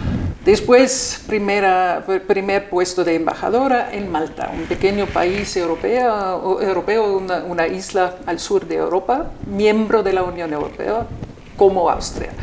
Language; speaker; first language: Spanish; non-native, fluent; German